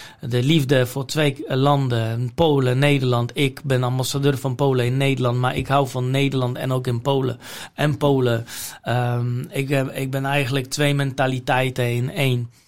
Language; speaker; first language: Dutch; non-native, fluent; Polish